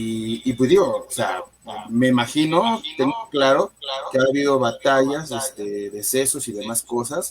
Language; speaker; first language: Spanish; native; Spanish